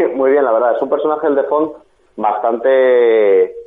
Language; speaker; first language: Spanish; native; Spanish